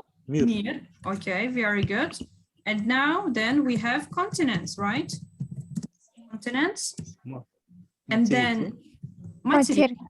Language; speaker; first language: English; non-native, fluent; Kyrgyz